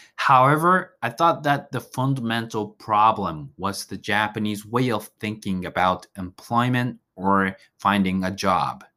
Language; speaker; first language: English; non-native, fluent; Japanese